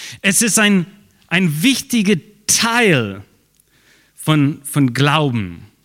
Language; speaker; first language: German; non-native, fluent; English